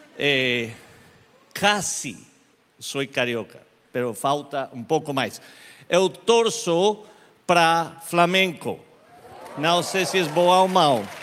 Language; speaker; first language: Portuguese; non-native, learner; Spanish